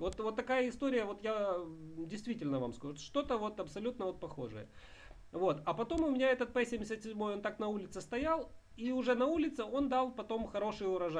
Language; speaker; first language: Russian; native; Russian